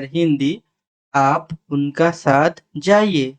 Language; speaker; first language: Hindi; non-native, learner; Bangla